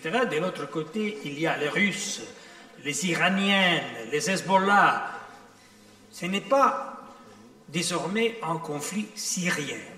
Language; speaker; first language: French; non-native, fluent; Italian